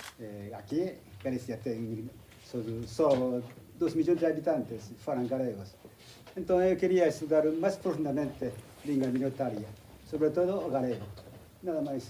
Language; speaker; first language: Galician; non-native, fluent; Japanese